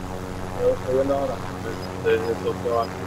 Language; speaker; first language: Spanish; native; Spanish